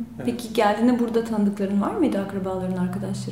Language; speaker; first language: Turkish; native; Turkish